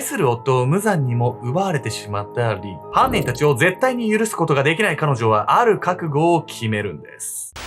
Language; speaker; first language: Japanese; native; Japanese